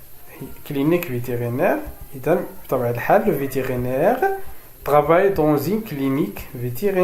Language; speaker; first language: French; non-native, fluent; Arabic